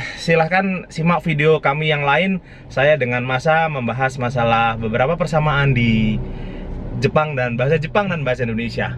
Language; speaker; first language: Indonesian; native; Indonesian